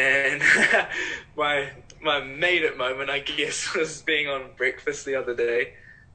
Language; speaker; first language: English; native; English